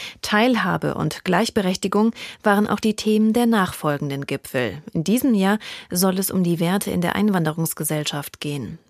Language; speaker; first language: German; native; German